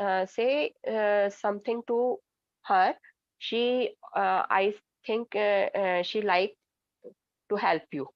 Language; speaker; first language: English; non-native, learner; Hindi